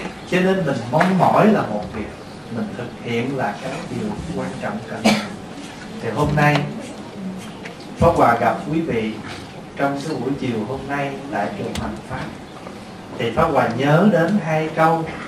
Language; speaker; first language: Vietnamese; native; Vietnamese